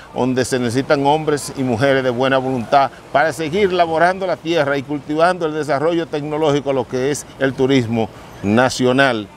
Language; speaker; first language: Spanish; native; Spanish